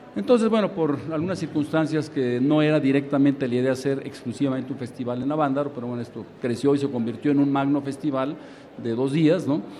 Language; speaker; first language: Spanish; native; Spanish